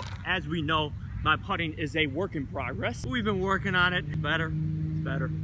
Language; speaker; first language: English; native; English